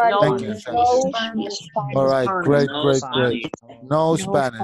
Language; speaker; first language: English; non-native, fluent; Spanish